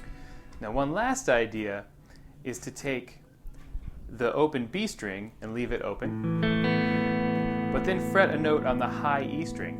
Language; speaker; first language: English; native; English